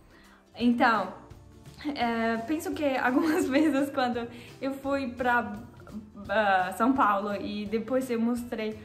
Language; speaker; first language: Portuguese; non-native, learner; German